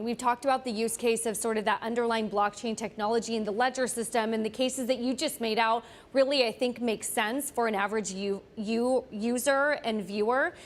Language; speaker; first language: English; native; English